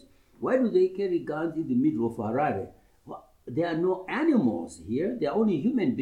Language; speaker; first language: English; non-native, local second language; Shona